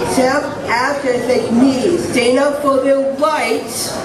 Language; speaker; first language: English; native; English